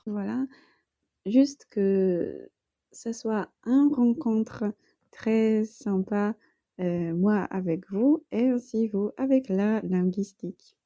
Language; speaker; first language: French; non-native, fluent; Polish